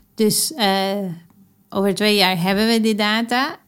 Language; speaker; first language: Dutch; non-native, fluent; Spanish